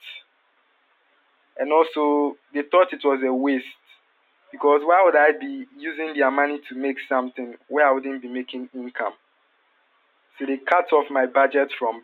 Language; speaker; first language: English; non-native, local second language; Akan